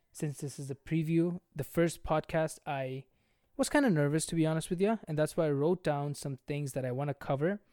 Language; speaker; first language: English; non-native, local second language; Bangla